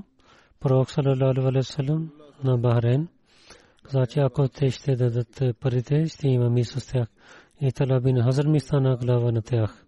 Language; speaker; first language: Bulgarian; non-native, learner; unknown